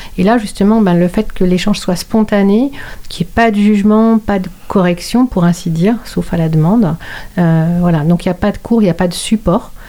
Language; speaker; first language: French; native; French